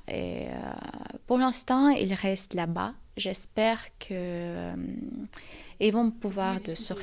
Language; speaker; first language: French; non-native, fluent; Ukrainian